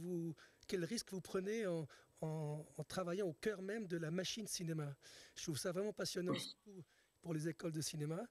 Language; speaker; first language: French; native; French